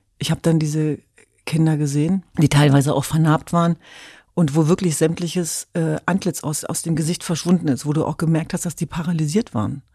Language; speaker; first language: German; early bilingual, other home language; Kurdish